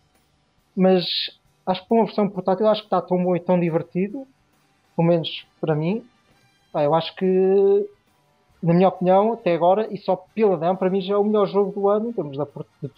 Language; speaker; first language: Portuguese; native; Portuguese